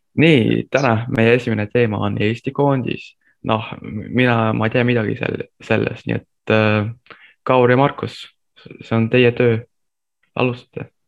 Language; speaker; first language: Estonian; non-native, fluent; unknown